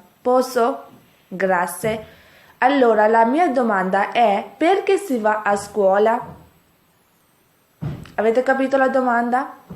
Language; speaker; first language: Italian; non-native, fluent; Urdu